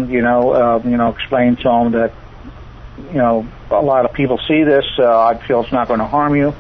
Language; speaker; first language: English; native; English